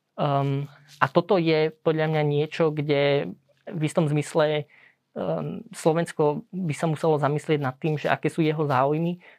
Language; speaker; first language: Slovak; early bilingual, heritage; Slovak